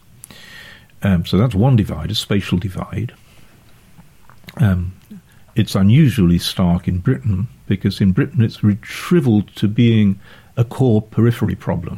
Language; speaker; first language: English; native; English